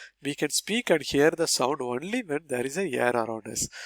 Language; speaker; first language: English; non-native, local second language; Tamil